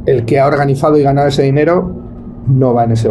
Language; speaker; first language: Spanish; native; Spanish